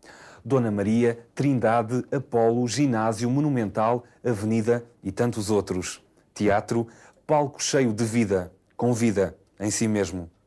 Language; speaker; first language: Portuguese; native; Portuguese